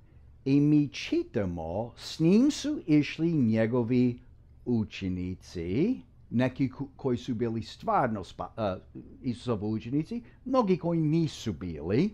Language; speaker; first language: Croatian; non-native, fluent; English